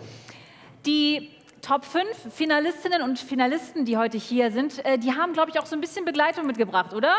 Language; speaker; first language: German; native; German